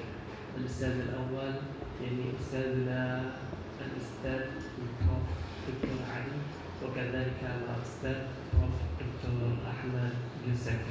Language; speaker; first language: Arabic; non-native, fluent; Indonesian